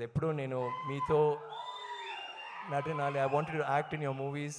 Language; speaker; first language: Telugu; non-native, learner; Tamil